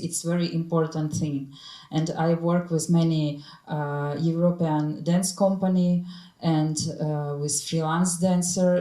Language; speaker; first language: English; non-native, learner; Ukrainian